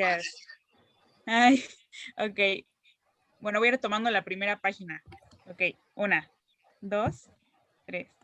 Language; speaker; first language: Spanish; native; Spanish